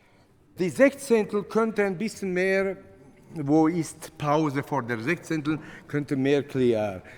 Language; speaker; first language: German; non-native, fluent; Latvian